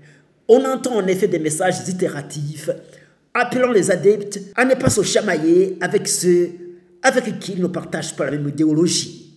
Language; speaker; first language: French; non-native, local second language; Rundi